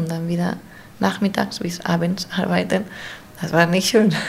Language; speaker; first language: German; non-native, fluent; Spanish